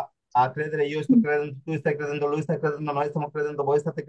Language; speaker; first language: Italian; non-native, fluent; Bangla